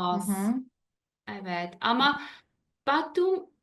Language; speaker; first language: Turkish; non-native, learner; German